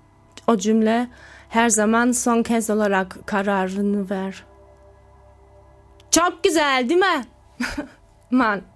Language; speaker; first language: Turkish; early bilingual, heritage; Turkish